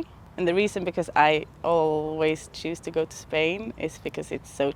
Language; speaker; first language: English; non-native, fluent; Swedish